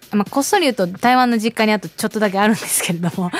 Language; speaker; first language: Japanese; early bilingual, heritage; Japanese